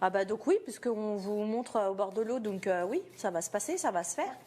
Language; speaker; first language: French; native; French